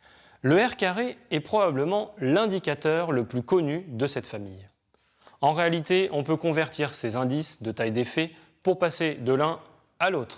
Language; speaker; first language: French; native; French